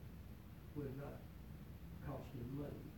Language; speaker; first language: English; native; English